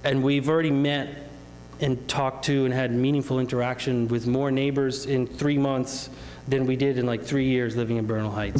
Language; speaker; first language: English; native; English